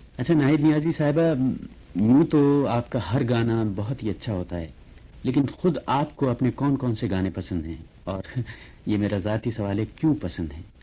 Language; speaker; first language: Urdu; native; Urdu